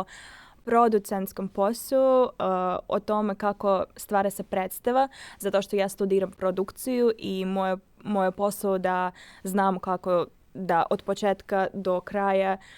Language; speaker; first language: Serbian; non-native, fluent; Russian